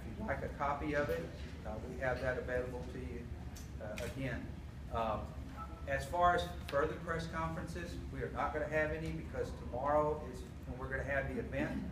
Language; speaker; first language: English; early bilingual, other home language; Spanish